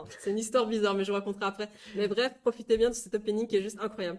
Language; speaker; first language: French; native; French